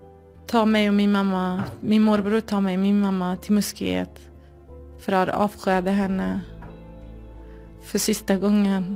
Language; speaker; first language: Swedish; non-native, fluent; Kurdish